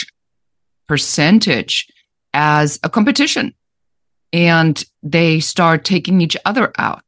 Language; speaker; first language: English; non-native, fluent; German